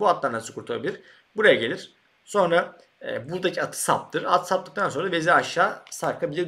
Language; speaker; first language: Turkish; native; Turkish